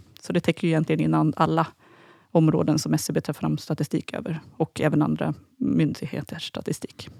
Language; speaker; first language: Swedish; native; Swedish